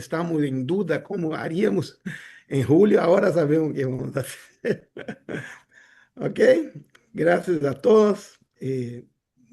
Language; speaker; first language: Spanish; non-native, fluent; Portuguese